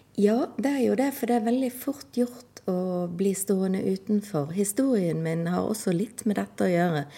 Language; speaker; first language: Norwegian; native; Norwegian